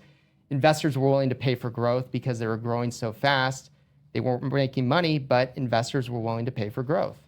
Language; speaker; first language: English; native; English